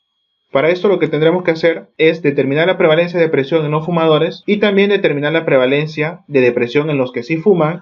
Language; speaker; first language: Spanish; native; Spanish